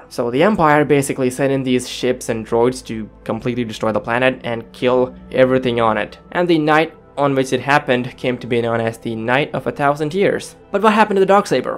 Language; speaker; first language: English; native; English